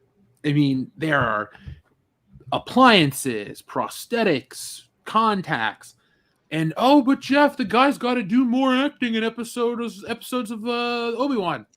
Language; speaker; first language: English; native; English